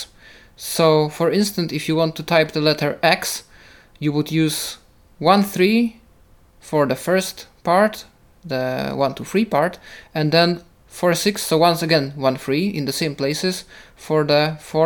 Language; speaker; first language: English; non-native, fluent; Polish